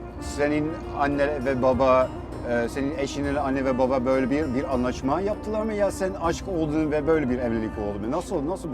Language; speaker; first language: Turkish; non-native, fluent; Dutch